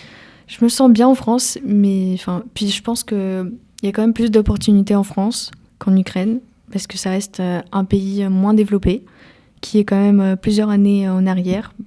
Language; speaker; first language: French; early bilingual, other home language; Ukrainian